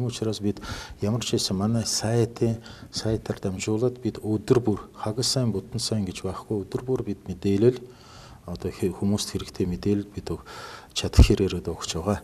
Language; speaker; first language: Mongolian; non-native, fluent; Russian